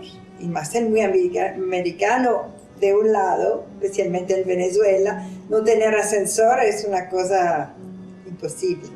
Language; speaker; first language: Spanish; non-native, fluent; French